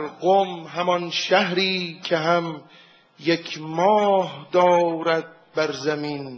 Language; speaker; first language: Persian; native; Persian